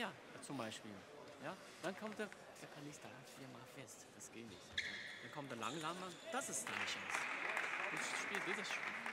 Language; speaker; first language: German; non-native, learner; Chinese